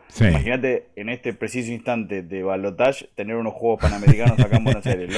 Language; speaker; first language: Spanish; native; Spanish